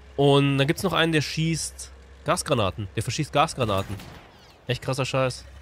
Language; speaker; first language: German; native; German